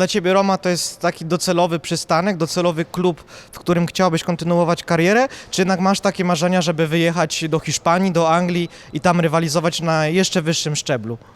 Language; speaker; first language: Polish; native; Polish